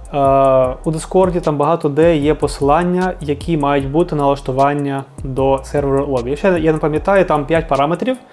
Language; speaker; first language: Ukrainian; non-native, local second language; Russian